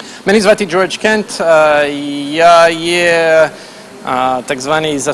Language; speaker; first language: Ukrainian; non-native, fluent; English